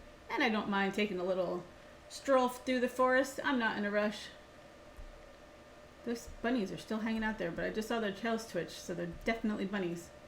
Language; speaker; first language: English; native; English